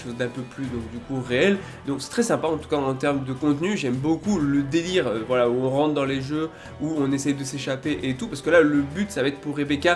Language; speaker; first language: French; native; French